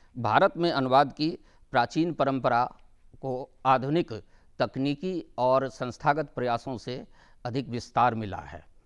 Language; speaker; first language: Hindi; non-native, local second language; Maithili